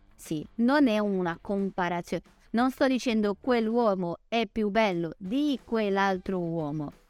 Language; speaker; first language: Italian; non-native, fluent; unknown